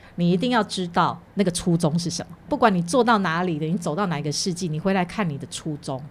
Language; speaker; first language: Chinese; native; Chinese